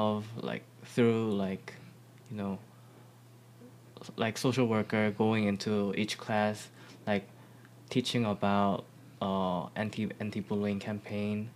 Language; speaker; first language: English; non-native, fluent; Korean